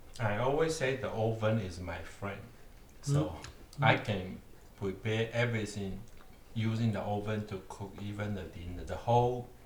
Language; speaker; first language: English; non-native, learner; Chinese